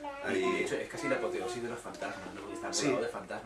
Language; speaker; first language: Spanish; native; Spanish